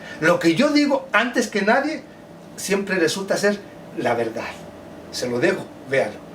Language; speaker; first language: Spanish; native; Spanish